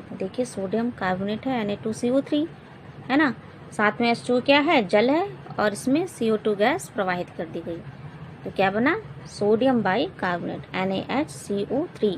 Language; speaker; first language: Hindi; native; Hindi